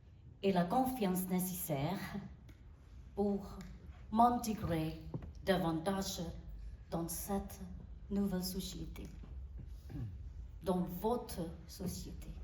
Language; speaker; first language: French; non-native, learner; Burmese